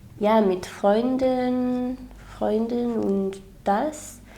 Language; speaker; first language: German; non-native, learner; English